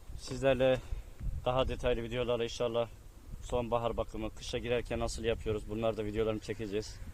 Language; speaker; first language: Turkish; native; Turkish